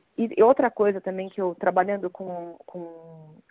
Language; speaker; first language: Portuguese; native; Portuguese